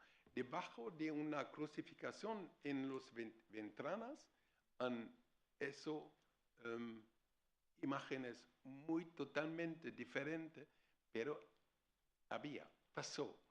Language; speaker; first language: Spanish; non-native, fluent; German